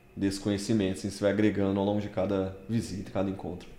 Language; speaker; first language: Portuguese; native; Portuguese